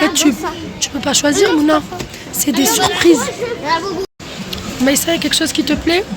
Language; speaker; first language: French; native; French